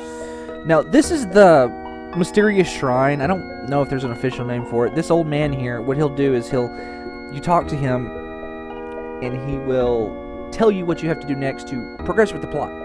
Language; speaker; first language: English; native; English